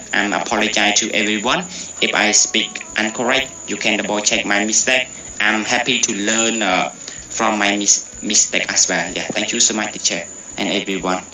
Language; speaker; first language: English; non-native, learner; Khmer